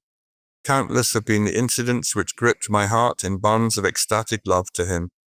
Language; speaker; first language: English; native; English